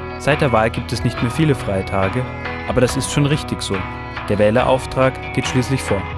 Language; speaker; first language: German; native; German